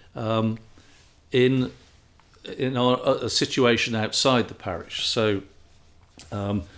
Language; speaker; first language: English; native; English